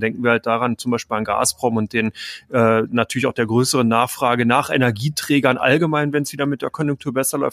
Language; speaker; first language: German; native; German